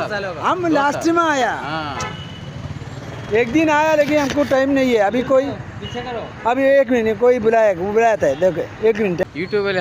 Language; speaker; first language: Hindi; non-native, local second language; Malayalam